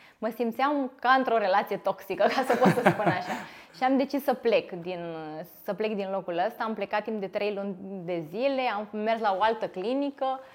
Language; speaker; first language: Romanian; native; Romanian